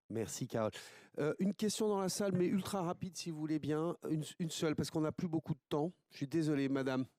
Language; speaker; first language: French; native; French